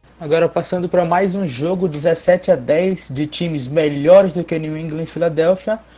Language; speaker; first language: Portuguese; native; Portuguese